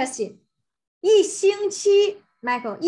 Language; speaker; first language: English; non-native, fluent; Chinese